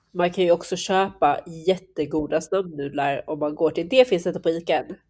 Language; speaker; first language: Swedish; early bilingual, other home language; Chinese